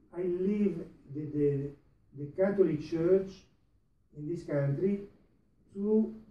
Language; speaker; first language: English; non-native, fluent; Italian